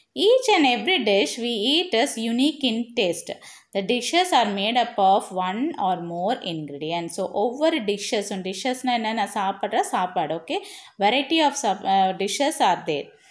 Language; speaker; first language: English; non-native, local second language; Tamil